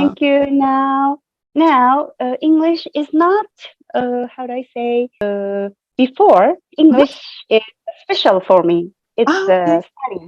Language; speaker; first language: English; non-native, fluent; Japanese